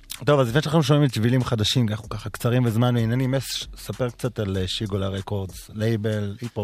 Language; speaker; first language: Hebrew; native; Hebrew